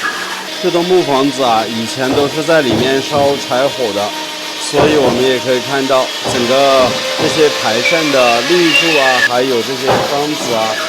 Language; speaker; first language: Chinese; native; Chinese